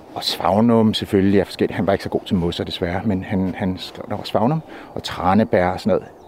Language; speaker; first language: Danish; native; Danish